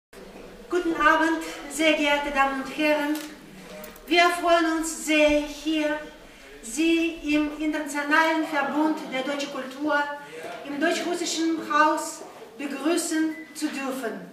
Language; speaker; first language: German; non-native, fluent; Russian